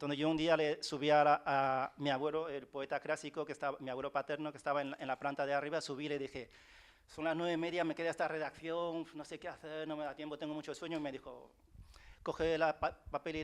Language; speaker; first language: Spanish; early bilingual, other home language; Chinese